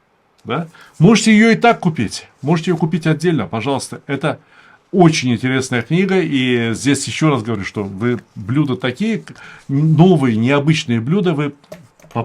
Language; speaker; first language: Russian; native; Russian